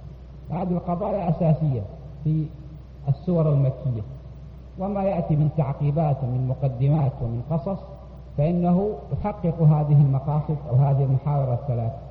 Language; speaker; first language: Arabic; native; Arabic